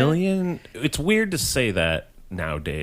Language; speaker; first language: English; native; English